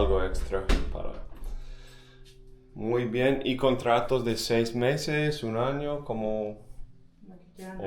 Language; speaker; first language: Spanish; non-native, learner; English